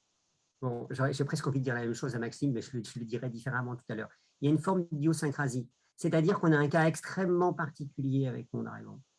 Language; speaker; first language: French; native; French